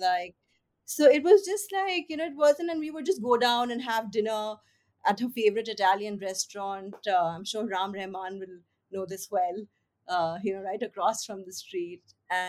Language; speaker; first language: English; non-native, local second language; Hindi